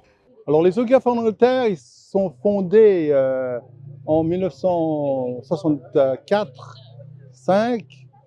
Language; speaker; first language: French; non-native, fluent; English